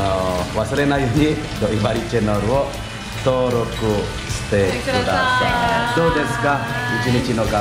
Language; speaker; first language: Japanese; non-native, fluent; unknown